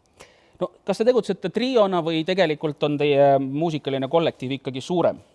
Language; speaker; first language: Estonian; native; Estonian